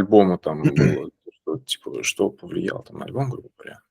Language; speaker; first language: Russian; native; Russian